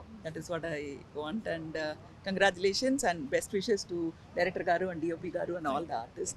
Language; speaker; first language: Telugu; non-native, local second language; Tamil